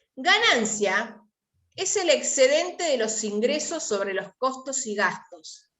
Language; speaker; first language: Spanish; native; Spanish